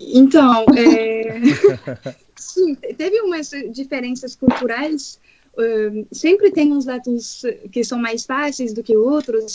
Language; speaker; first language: Portuguese; non-native, fluent; French